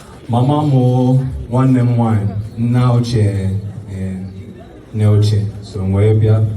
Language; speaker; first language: Igbo; early bilingual, heritage; Igbo